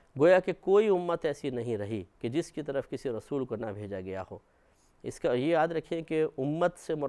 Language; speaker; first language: Urdu; native; Urdu